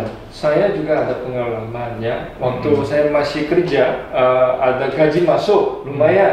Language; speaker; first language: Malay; non-native, fluent; Korean